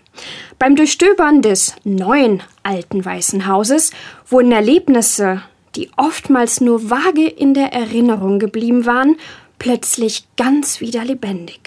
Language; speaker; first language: German; native; German